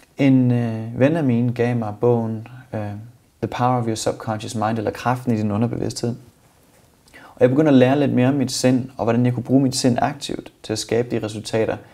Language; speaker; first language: Danish; native; Danish